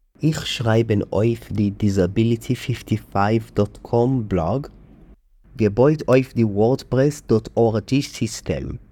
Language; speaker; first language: German; non-native, learner; Hebrew